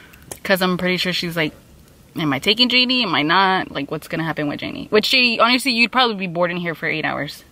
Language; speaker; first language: English; early bilingual, other home language; Spanish